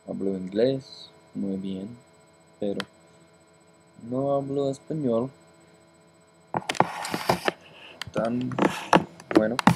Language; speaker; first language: Spanish; non-native, learner; English